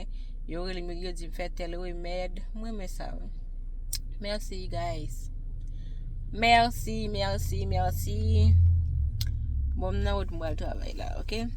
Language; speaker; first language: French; non-native, learner; Haitian Creole